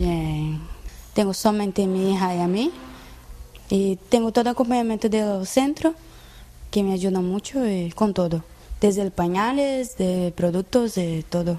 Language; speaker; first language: Spanish; non-native, learner; Portuguese